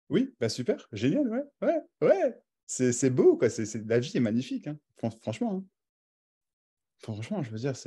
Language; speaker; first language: French; native; French